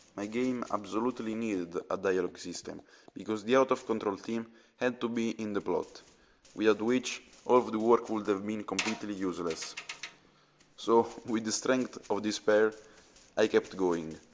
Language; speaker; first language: English; non-native, fluent; Italian